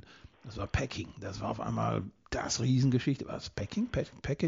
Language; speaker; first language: German; native; German